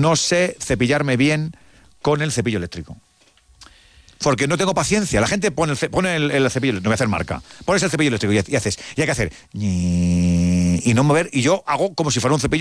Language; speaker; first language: Spanish; native; Spanish